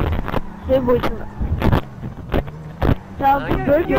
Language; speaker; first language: French; native; French